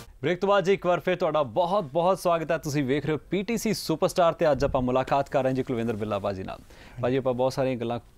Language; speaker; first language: Punjabi; native; Punjabi